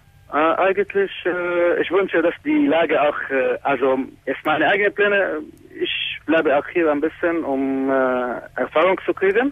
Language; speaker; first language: German; non-native, fluent; Arabic